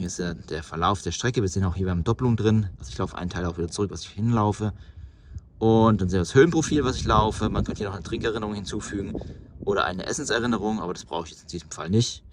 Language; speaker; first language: German; native; German